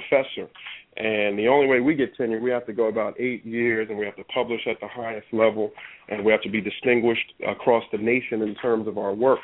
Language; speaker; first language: English; native; English